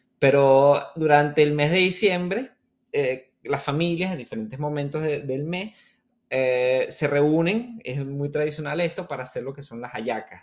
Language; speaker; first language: Spanish; native; Spanish